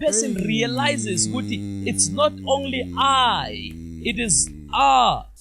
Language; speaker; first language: English; non-native, local second language; Zulu